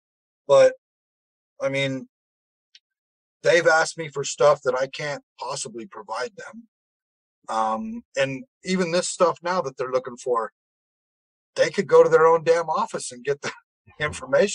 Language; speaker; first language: English; native; English